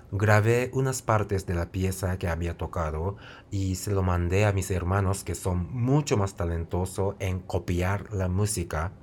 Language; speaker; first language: Spanish; non-native, fluent; Japanese